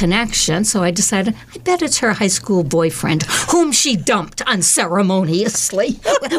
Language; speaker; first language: English; native; English